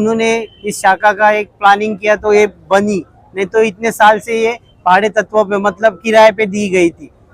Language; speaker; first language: Hindi; non-native, local second language; Marathi